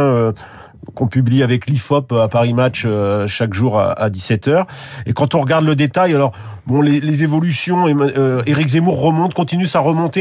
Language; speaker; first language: French; native; French